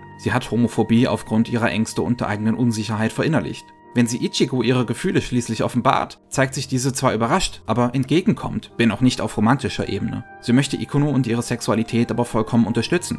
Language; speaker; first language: German; native; German